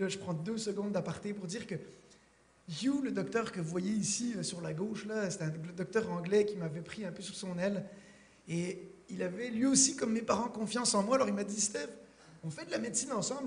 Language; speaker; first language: French; native; French